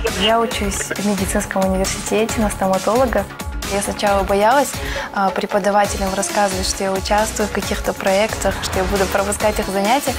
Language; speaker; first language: Russian; non-native, local second language; Tajik